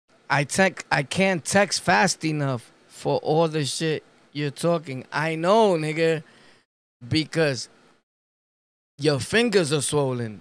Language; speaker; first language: English; early bilingual, other home language; Spanish